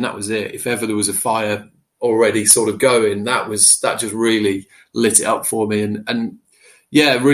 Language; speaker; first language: English; native; English